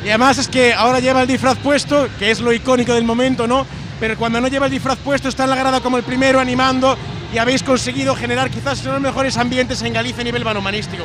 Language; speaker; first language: Spanish; native; Spanish